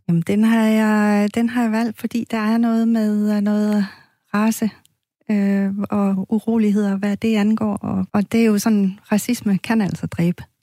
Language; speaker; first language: Danish; native; Danish